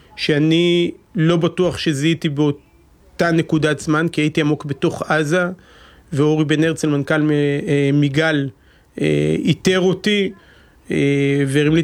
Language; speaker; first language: Hebrew; native; Hebrew